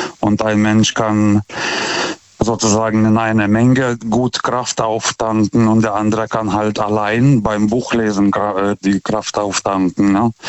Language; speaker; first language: German; non-native, fluent; Lithuanian